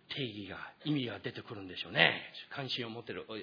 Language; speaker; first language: Japanese; non-native, fluent; English